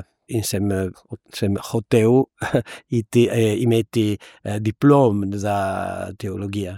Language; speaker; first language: Slovenian; non-native, learner; Italian